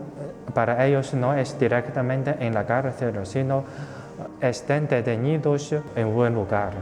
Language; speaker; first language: Spanish; non-native, fluent; Chinese